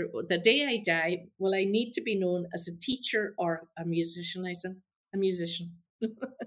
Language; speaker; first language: English; native; English